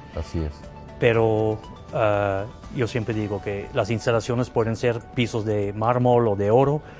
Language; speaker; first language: Spanish; non-native, fluent; Swiss German